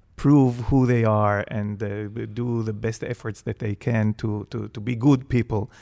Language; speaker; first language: English; non-native, fluent; Hebrew